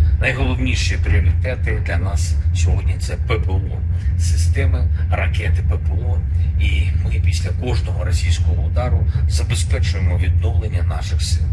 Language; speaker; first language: Ukrainian; non-native, local second language; Russian